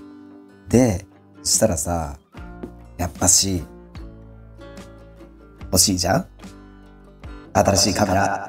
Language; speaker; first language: Japanese; native; Japanese